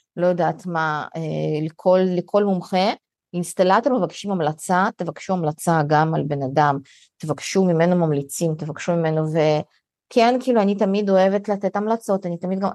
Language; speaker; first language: Hebrew; early bilingual, other home language; Russian